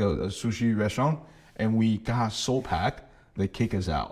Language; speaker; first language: English; non-native, fluent; Chinese